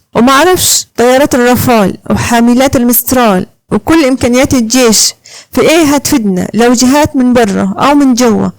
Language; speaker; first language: Egyptian Arabic; native; Egyptian Arabic